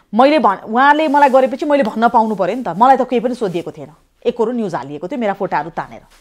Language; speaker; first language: Nepali; native; Nepali